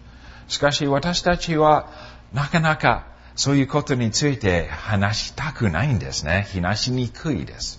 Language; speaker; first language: Japanese; non-native, fluent; English